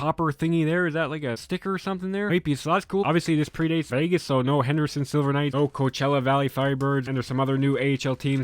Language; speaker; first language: English; native; English